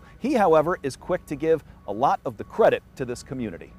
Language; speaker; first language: English; native; English